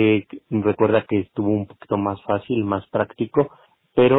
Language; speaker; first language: Spanish; native; Spanish